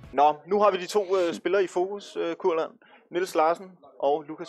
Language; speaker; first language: Danish; native; Danish